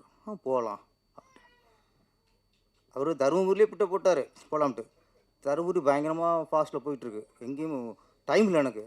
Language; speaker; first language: Tamil; native; Tamil